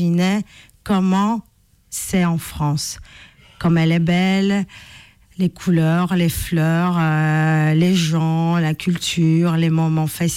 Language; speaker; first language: French; non-native, fluent; Polish